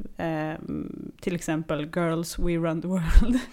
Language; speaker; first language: Swedish; native; Swedish